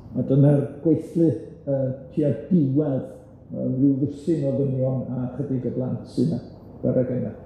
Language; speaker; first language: Welsh; native; Welsh